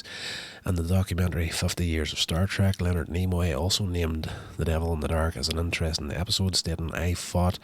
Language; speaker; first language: English; native; English